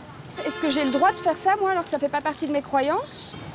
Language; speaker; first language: French; native; French